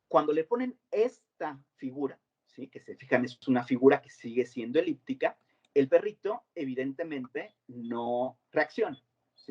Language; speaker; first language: Spanish; native; Spanish